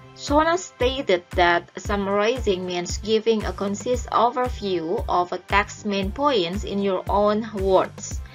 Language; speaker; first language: English; non-native, fluent; Indonesian